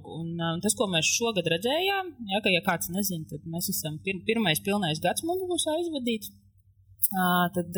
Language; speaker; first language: Latvian; native; Latvian